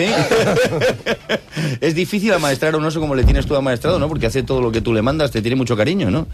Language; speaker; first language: Spanish; native; Spanish